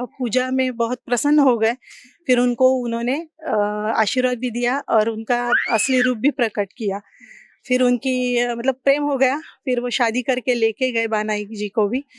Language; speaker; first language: Hindi; non-native, local second language; Marathi